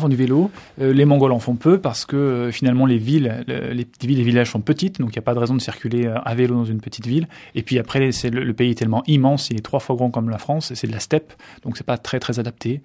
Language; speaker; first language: French; native; French